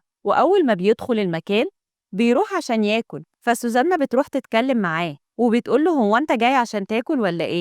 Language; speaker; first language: Arabic; native; Arabic